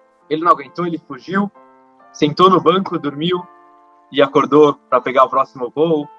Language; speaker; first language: Portuguese; native; Portuguese